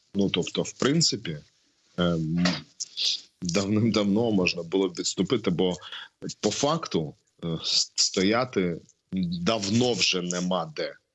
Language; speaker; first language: Ukrainian; non-native, local second language; Russian